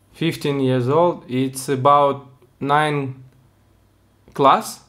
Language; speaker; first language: English; non-native, learner; Russian